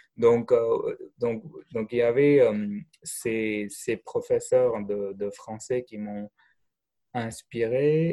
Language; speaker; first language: French; non-native, fluent; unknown